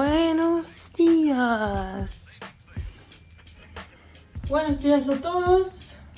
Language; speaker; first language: Spanish; non-native, fluent; Estonian